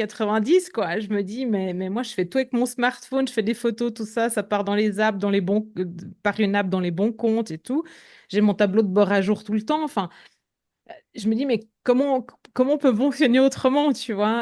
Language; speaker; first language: French; native; French